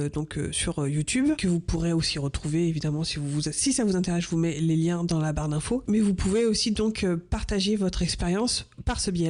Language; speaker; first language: French; native; French